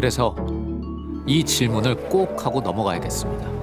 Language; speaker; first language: Korean; native; Korean